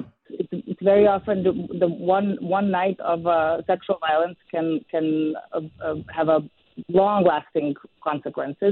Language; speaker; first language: English; non-native, fluent; Serbian